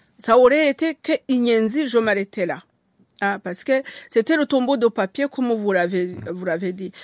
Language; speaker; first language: French; non-native, local second language; Kinyarwanda